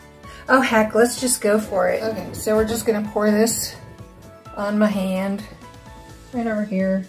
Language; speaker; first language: English; native; English